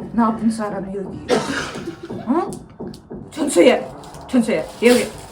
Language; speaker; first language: Korean; non-native, learner; Kazakh